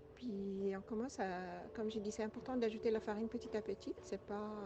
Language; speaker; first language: French; non-native, local second language; Arabic